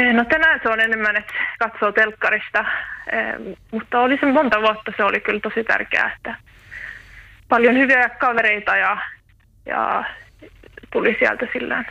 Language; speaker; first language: Finnish; native; Finnish